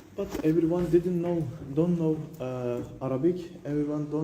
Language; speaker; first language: English; non-native, learner; Turkish